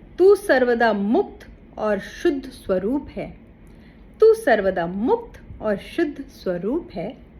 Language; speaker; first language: Hindi; native; Hindi